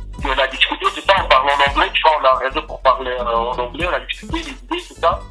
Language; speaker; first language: French; non-native, fluent; Portuguese